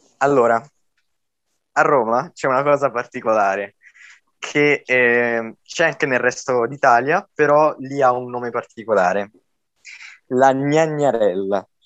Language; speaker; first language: Italian; native; Italian